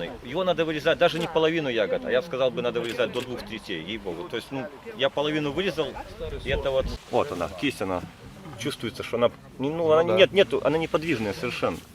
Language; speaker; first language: Russian; native; Russian